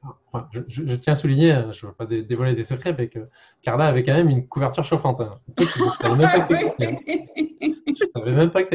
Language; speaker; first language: French; native; French